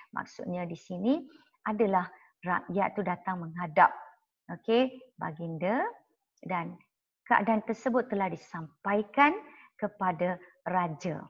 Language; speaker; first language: Malay; non-native, local second language; Chinese